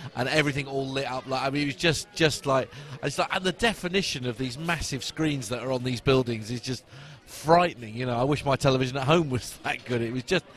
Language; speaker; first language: English; native; English